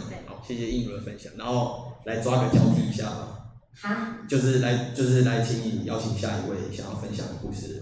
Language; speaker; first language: Chinese; native; Chinese